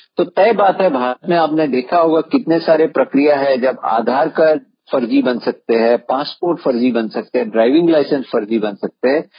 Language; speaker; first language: Hindi; non-native, local second language; Assamese